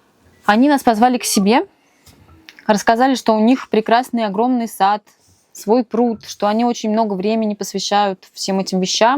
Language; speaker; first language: Russian; native; Russian